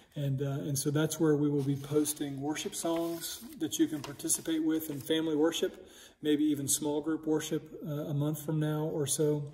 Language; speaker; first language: English; native; English